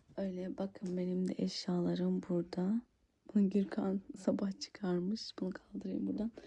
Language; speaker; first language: Turkish; native; Turkish